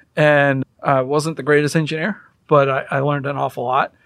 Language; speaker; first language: English; early bilingual, other home language; Hindi